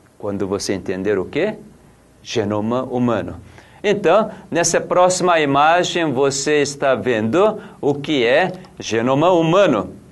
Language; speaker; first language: Portuguese; non-native, fluent; Korean